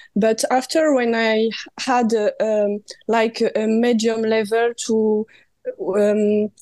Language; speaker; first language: English; non-native, learner; French